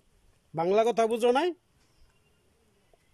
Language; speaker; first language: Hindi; non-native, learner; Bangla